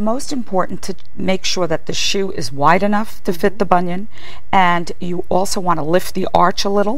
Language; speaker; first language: English; native; English